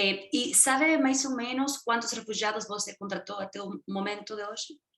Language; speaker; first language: Portuguese; non-native, fluent; Spanish